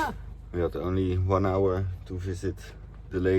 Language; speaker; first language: English; non-native, learner; Dutch